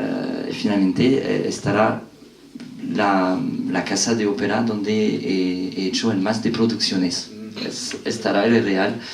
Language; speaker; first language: Spanish; non-native, fluent; French